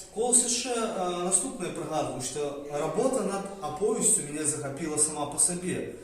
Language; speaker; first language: Belarusian; native; Belarusian